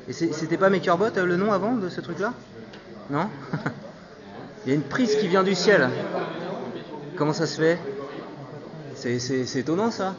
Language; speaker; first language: French; native; French